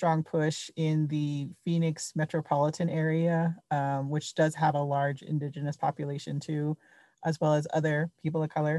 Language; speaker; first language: English; early bilingual, other home language; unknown